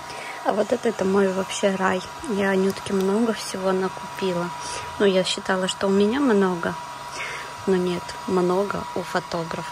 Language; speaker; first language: Russian; native; Russian